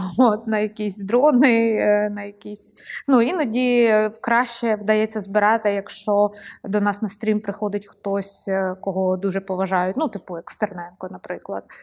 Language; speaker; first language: Ukrainian; non-native, local second language; Russian